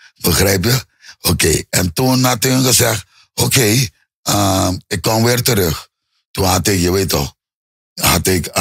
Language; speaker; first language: Dutch; non-native, local second language; Papiamento